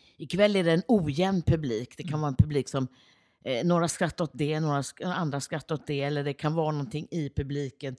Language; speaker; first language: Swedish; native; Swedish